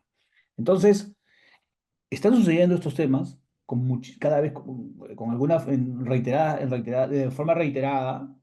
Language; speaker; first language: Spanish; native; Spanish